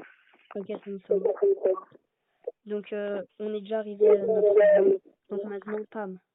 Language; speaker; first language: French; native; French